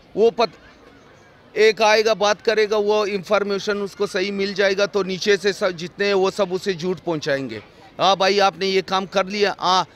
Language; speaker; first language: Urdu; non-native, fluent; Persian